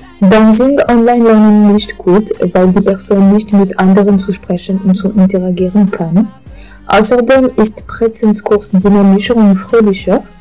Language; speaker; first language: German; non-native, learner; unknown